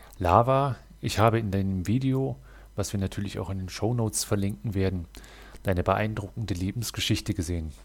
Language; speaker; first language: German; native; German